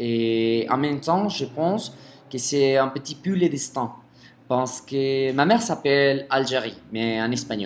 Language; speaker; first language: French; non-native, fluent; Spanish